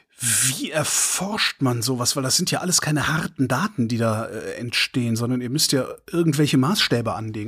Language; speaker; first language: German; native; German